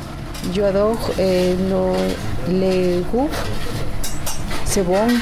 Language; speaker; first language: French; non-native, learner; Spanish